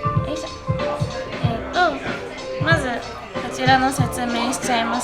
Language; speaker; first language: Japanese; native; Japanese